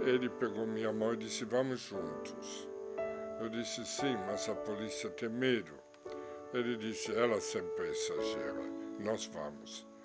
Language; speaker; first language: Portuguese; non-native, fluent; German